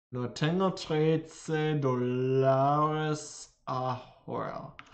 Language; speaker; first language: Spanish; non-native, learner; English